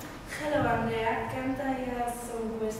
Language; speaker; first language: English; non-native, learner; Spanish